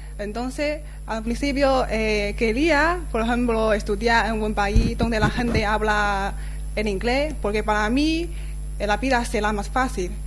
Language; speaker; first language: Spanish; non-native, fluent; Chinese